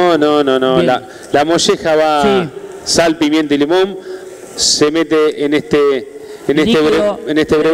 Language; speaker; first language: Spanish; native; Spanish